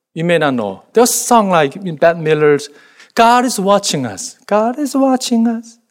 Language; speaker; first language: English; non-native, fluent; Korean